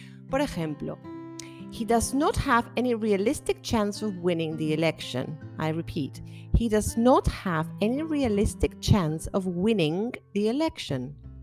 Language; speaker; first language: English; non-native, fluent; Spanish